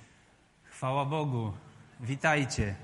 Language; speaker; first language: Polish; native; Polish